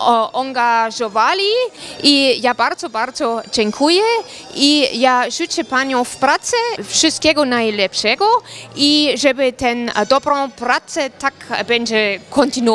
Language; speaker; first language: Polish; non-native, learner; German